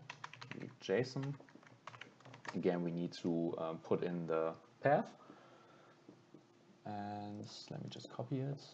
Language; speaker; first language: English; non-native, fluent; German